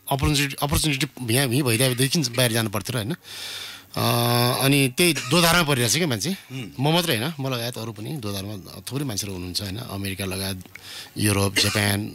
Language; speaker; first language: Nepali; native; Nepali